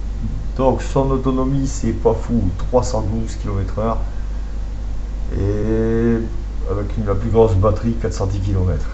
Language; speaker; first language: French; native; French